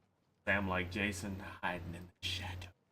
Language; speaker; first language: English; native; English